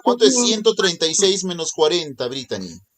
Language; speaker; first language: Spanish; native; Spanish